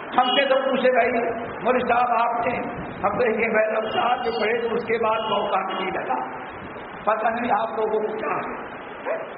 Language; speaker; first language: Urdu; native; Urdu